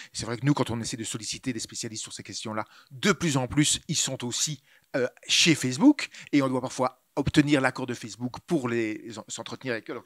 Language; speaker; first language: French; native; French